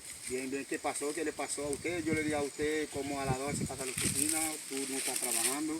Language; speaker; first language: Spanish; non-native, local second language; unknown